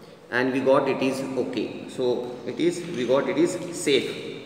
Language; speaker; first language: English; non-native, local second language; Kannada